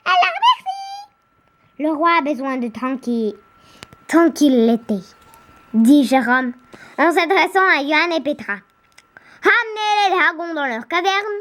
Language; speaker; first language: French; native; French